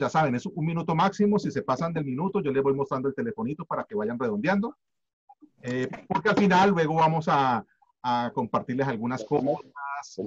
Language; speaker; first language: Spanish; native; Spanish